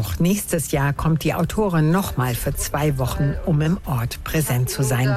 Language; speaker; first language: German; native; German